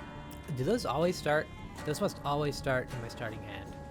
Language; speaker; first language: English; native; English